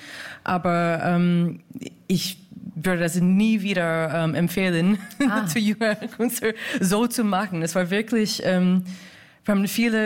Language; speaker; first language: German; non-native, fluent; English